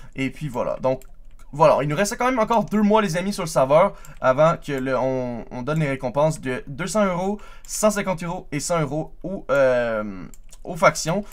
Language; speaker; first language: French; native; French